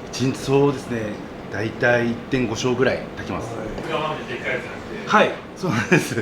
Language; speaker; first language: Japanese; native; Japanese